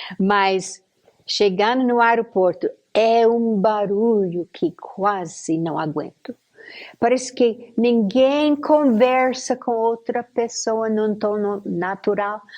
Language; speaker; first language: Portuguese; non-native, fluent; English